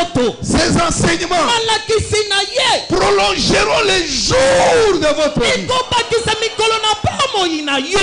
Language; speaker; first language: French; non-native, local second language; Lingala